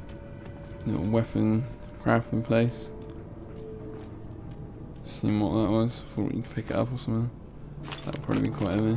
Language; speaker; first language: English; native; English